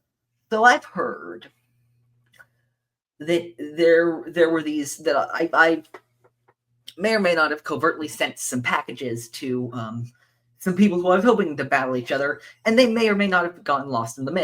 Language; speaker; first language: English; native; English